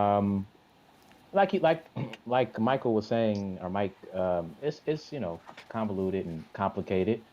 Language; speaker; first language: English; native; English